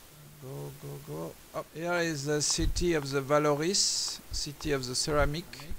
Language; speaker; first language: English; non-native, learner; French